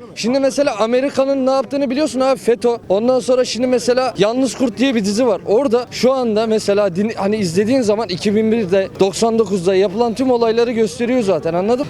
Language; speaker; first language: Turkish; native; Turkish